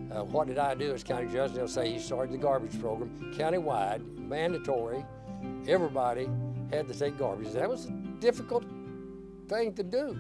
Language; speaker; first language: English; native; English